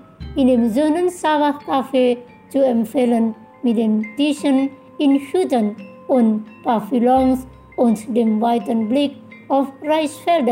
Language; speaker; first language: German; non-native, learner; Indonesian